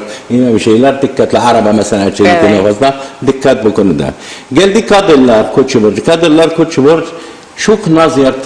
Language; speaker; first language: Turkish; non-native, learner; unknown